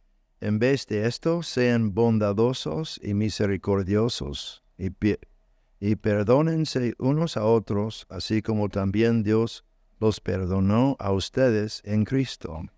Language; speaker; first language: Spanish; non-native, learner; English